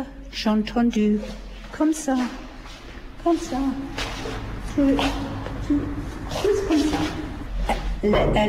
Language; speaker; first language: French; non-native, fluent; English